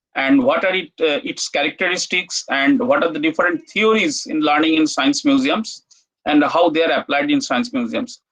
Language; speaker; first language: English; non-native, local second language; Bangla